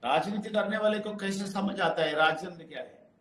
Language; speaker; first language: Hindi; non-native, local second language; Telugu